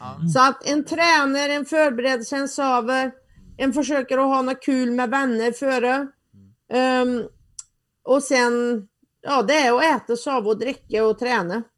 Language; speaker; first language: Swedish; native; Swedish